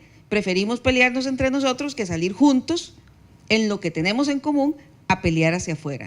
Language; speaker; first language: Spanish; native; Spanish